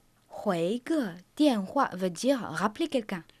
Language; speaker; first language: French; non-native, fluent; Chinese